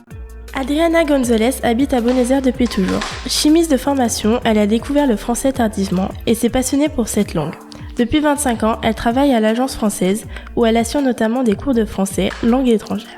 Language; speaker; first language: French; native; French